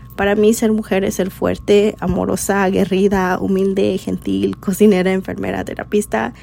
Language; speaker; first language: Spanish; early bilingual, heritage; Spanish